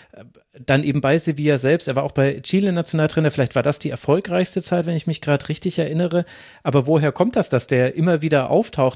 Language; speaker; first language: German; native; German